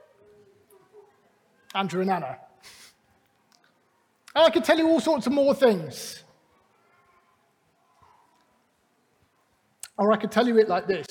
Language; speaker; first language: English; native; English